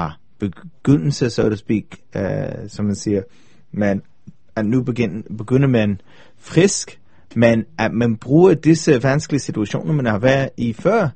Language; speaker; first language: Danish; non-native, fluent; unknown